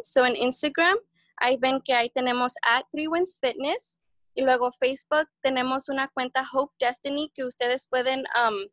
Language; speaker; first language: Spanish; early bilingual, heritage; Spanish